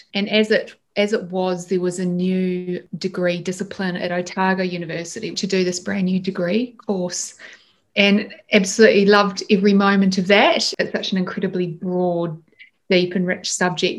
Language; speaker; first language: English; native; English